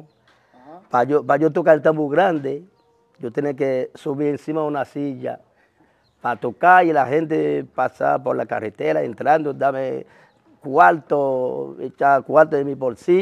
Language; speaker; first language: Spanish; non-native, learner; Haitian Creole